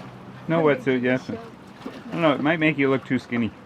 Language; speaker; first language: English; native; English